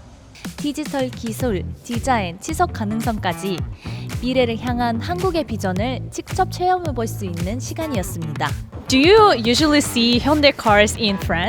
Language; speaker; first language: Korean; early bilingual, heritage; Korean